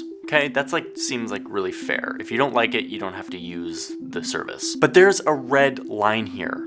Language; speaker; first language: English; native; English